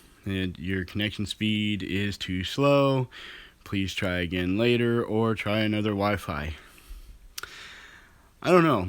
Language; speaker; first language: English; native; English